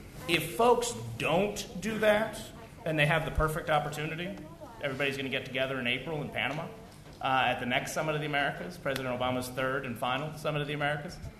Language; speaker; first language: English; early bilingual, other home language; Spanish